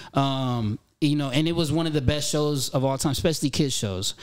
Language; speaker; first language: English; native; English